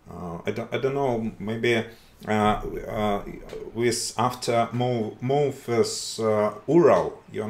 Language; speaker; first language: English; non-native, learner; Russian